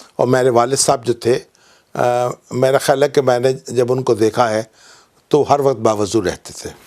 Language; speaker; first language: Urdu; non-native, local second language; Punjabi